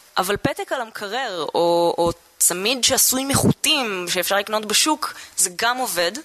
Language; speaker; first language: Hebrew; native; Hebrew